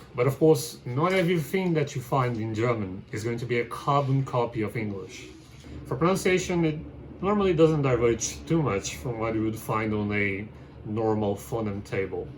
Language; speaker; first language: English; non-native, fluent; Portuguese